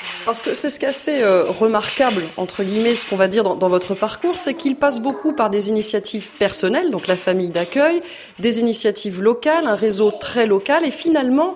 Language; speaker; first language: French; native; French